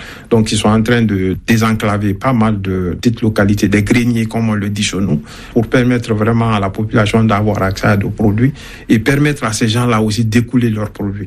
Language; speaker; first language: French; non-native, local second language; Susu